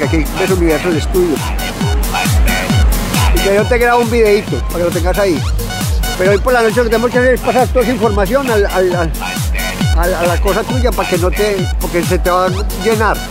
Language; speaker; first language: Spanish; native; Spanish